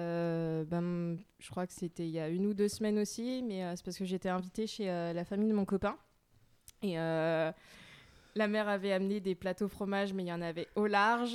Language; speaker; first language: French; native; French